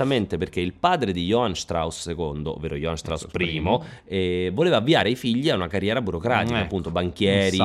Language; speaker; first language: Italian; native; Italian